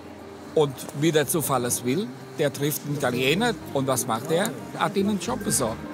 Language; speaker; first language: German; early bilingual, other home language; Portuguese